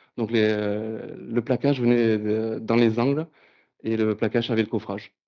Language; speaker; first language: French; native; French